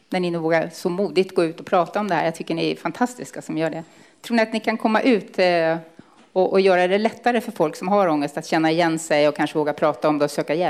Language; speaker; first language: Swedish; native; Swedish